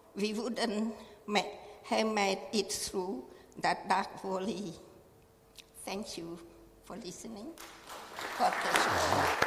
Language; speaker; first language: English; non-native, learner; Khmer